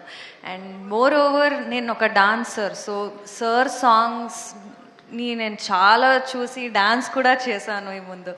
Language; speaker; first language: Telugu; non-native, fluent; Kannada